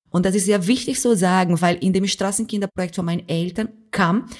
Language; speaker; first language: German; non-native, fluent; Portuguese